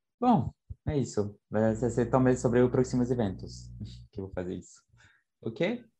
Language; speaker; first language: Portuguese; non-native, learner; French